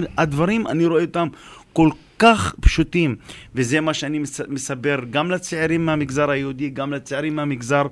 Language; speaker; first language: Hebrew; non-native, local second language; Arabic